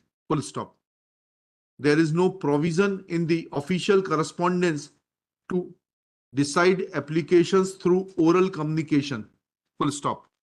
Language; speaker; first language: English; non-native, local second language; Hindi